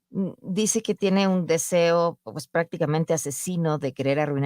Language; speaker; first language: Spanish; native; Spanish